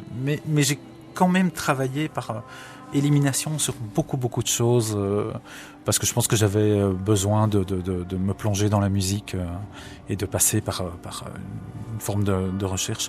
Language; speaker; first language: French; native; French